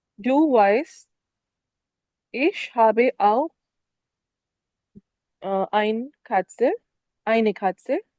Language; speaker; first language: German; non-native, learner; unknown